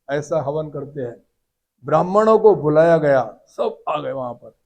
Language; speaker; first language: Hindi; non-native, local second language; Marathi